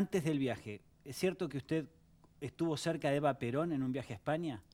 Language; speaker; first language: Spanish; native; Spanish